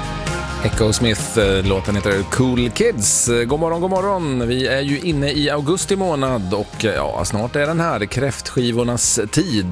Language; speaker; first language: Swedish; native; Swedish